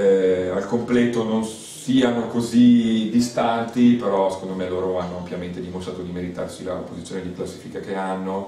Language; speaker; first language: Italian; native; Italian